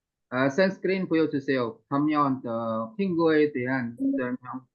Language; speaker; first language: Korean; non-native, learner; Indonesian